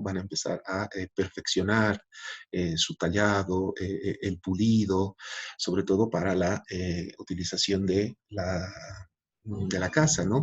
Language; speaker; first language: Spanish; native; Spanish